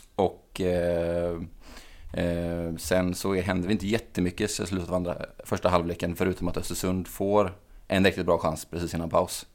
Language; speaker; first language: Swedish; native; Swedish